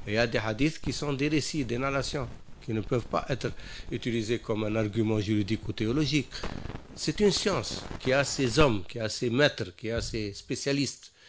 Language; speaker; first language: French; non-native, local second language; Wolof